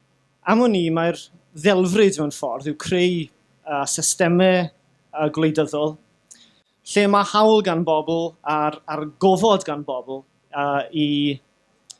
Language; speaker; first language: Welsh; native; Welsh